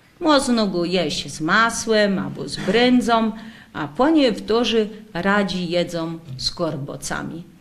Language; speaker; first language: Polish; native; Polish